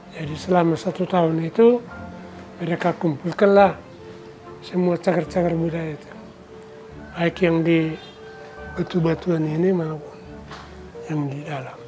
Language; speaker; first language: Indonesian; non-native, local second language; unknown